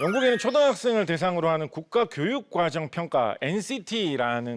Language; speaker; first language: Korean; native; Korean